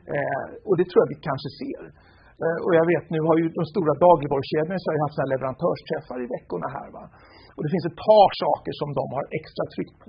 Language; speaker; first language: Swedish; native; Swedish